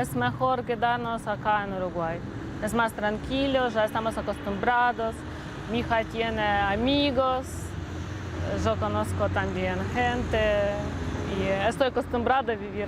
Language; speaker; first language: Spanish; non-native, learner; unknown